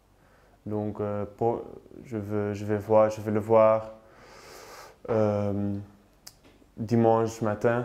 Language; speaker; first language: French; non-native, local second language; Dutch